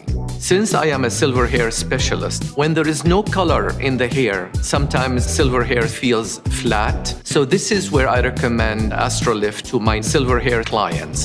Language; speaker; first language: English; non-native, fluent; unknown